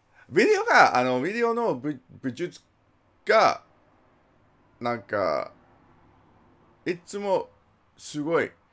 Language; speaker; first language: Japanese; non-native, learner; English